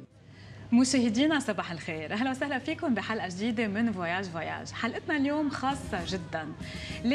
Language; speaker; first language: Arabic; native; Arabic